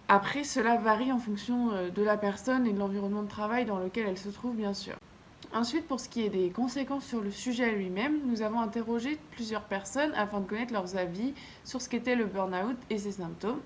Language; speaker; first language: French; native; French